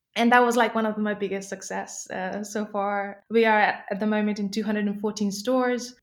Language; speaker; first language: English; non-native, local second language; Nepali